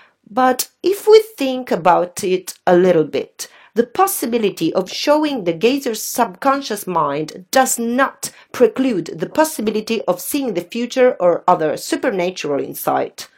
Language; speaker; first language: English; non-native, fluent; Italian